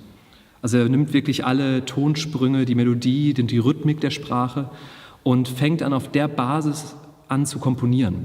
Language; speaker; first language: German; native; German